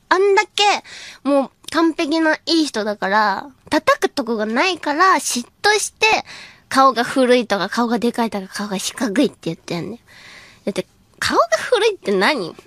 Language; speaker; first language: Japanese; native; Japanese